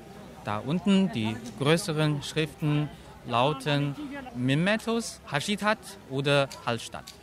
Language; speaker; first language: German; non-native, fluent; Chinese